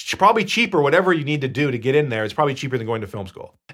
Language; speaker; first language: English; native; English